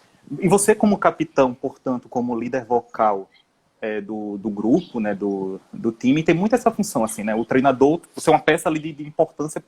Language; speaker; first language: Portuguese; native; Portuguese